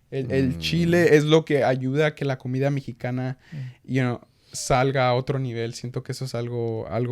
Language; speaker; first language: Spanish; early bilingual, heritage; Spanish